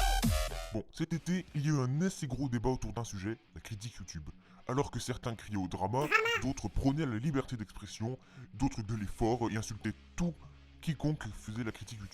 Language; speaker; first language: French; native; French